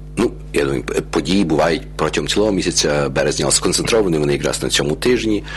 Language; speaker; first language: Ukrainian; early bilingual, heritage; Ukrainian